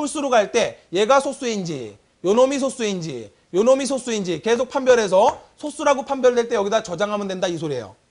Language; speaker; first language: Korean; native; Korean